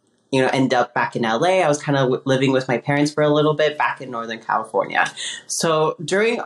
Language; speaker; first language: English; early bilingual, other home language; Spanish